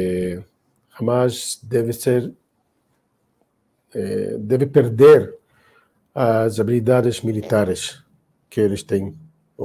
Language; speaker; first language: Portuguese; non-native, fluent; Hebrew